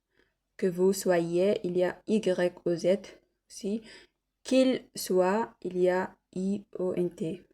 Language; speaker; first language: French; non-native, learner; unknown